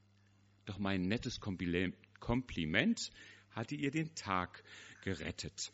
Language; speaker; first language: German; native; German